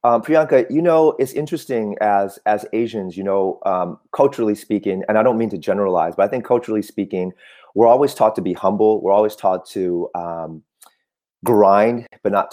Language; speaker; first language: English; early bilingual, other home language; Cantonese